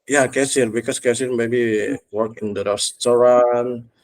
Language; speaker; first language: English; non-native, learner; Indonesian